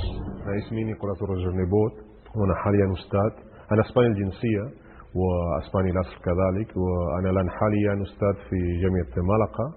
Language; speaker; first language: Arabic; non-native, fluent; Spanish